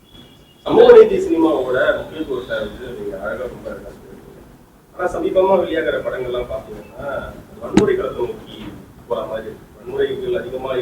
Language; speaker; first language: Tamil; native; Tamil